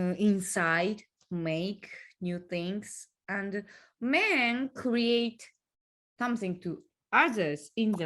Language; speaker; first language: English; non-native, learner; Japanese